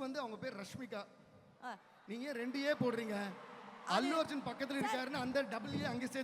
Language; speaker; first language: Tamil; non-native, local second language; Telugu